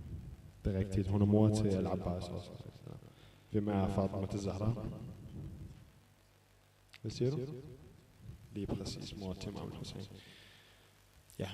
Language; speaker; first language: Danish; early bilingual, other home language; Arabic